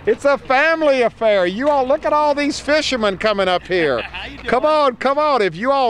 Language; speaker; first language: English; native; English